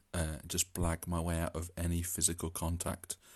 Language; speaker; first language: English; native; English